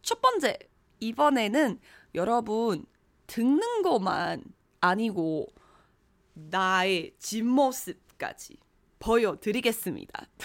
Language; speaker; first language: Korean; non-native, fluent; Chinese